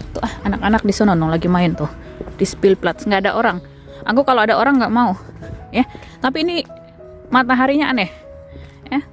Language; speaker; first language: Indonesian; native; Indonesian